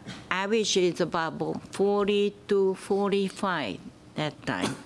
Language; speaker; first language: English; non-native, learner; Japanese